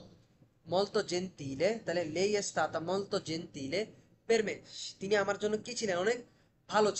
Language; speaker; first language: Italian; non-native, fluent; Bangla